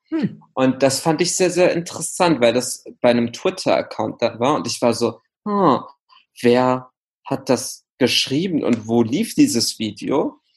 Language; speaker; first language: German; early bilingual, other home language; Arabic